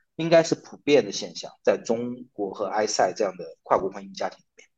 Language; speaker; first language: Chinese; native; Chinese